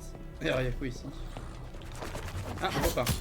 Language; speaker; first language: French; native; French